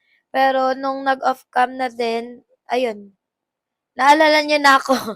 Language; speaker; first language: Filipino; native; Filipino